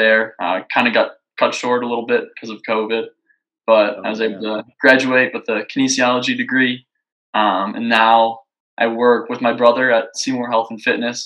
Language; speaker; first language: English; native; English